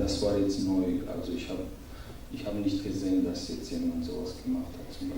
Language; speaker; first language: German; non-native, learner; Georgian